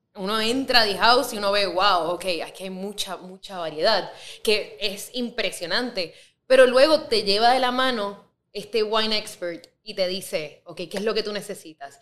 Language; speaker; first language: Spanish; native; Spanish